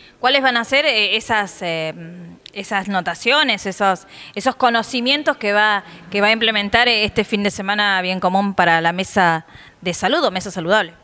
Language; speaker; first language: Spanish; native; Spanish